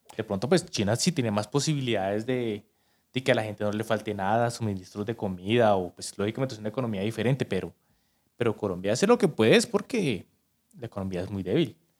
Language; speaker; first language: Spanish; native; Spanish